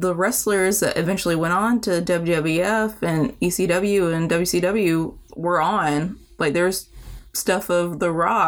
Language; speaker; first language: English; native; English